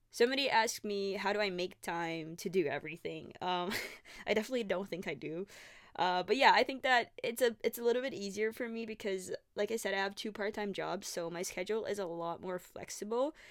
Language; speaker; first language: English; non-native, fluent; Portuguese